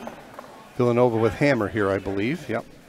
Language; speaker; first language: English; native; English